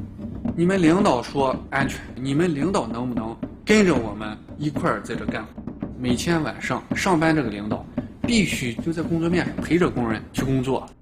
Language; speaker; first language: Chinese; native; Chinese